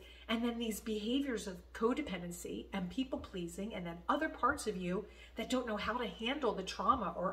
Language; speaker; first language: English; native; English